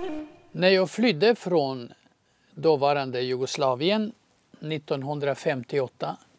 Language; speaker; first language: Swedish; non-native, fluent; Croatian